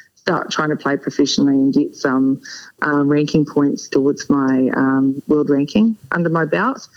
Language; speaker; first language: English; native; English